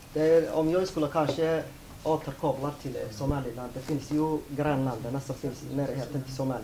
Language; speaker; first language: Swedish; non-native, fluent; Somali